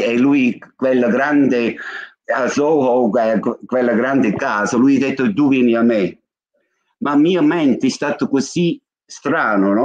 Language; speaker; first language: Italian; non-native, learner; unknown